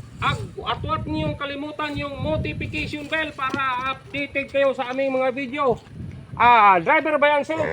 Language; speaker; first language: Filipino; non-native, local second language; Hiligaynon